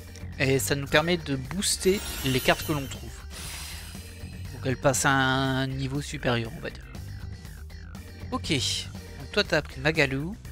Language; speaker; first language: French; native; French